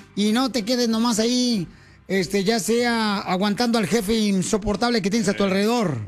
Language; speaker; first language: Spanish; native; Spanish